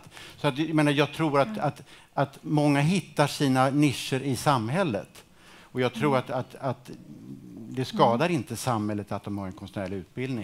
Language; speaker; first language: Swedish; native; Swedish